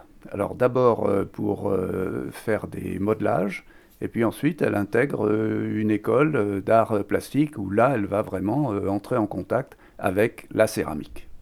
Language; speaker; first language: French; native; French